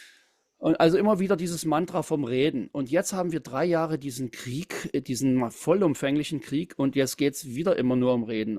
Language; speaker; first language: German; native; German